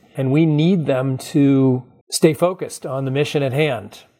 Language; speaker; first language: English; native; English